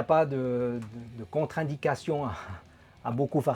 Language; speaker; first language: French; native; French